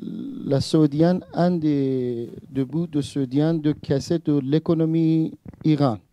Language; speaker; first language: French; non-native, learner; Persian